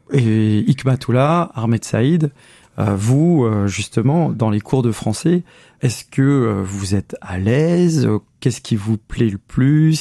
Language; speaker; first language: French; native; French